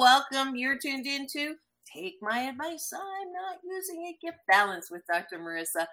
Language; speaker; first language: English; native; English